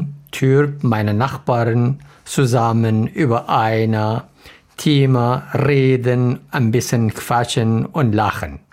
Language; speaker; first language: German; non-native, learner; Arabic